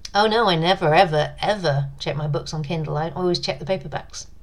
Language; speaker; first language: English; native; English